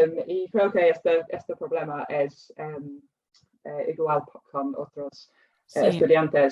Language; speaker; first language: Spanish; non-native, fluent; English